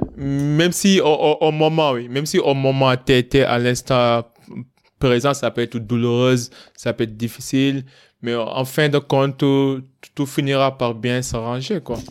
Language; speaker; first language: French; non-native, local second language; Wolof